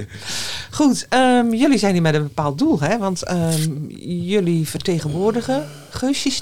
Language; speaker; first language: Dutch; native; Dutch